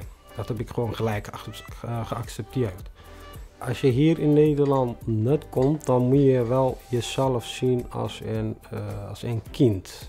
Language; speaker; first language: Dutch; non-native, fluent; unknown